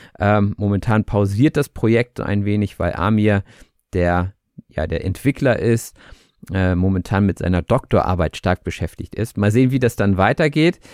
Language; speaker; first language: German; native; German